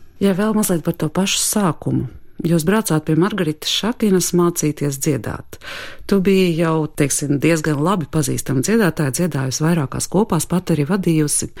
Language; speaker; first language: Latvian; native; Latvian